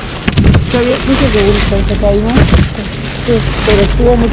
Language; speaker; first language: Spanish; non-native, learner; Filipino